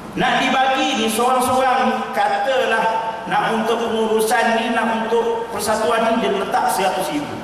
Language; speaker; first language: Malay; native; Malay